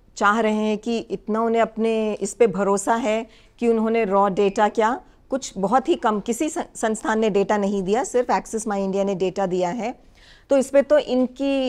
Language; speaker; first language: Hindi; native; Hindi